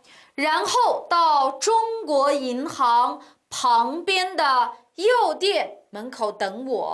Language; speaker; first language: Chinese; non-native, local second language; Uyghur